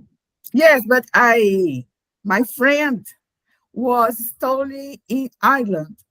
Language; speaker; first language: English; non-native, learner; Portuguese